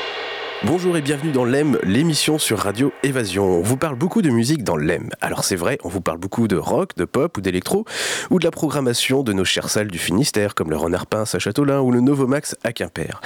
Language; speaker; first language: French; native; French